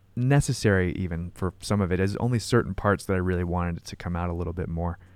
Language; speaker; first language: English; native; English